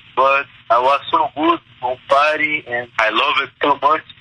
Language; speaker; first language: English; non-native, fluent; Portuguese